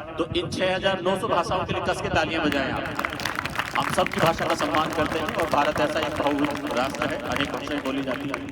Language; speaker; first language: Hindi; native; Hindi